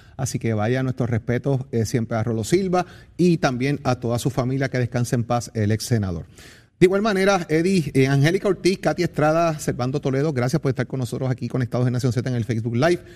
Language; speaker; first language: Spanish; native; Spanish